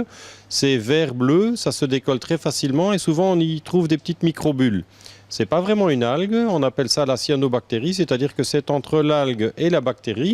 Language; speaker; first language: French; native; French